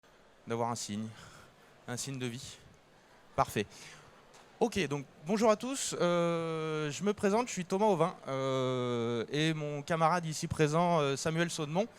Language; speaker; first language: French; native; French